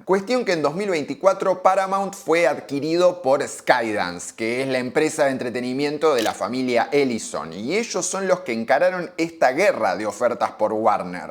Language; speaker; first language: Spanish; native; Spanish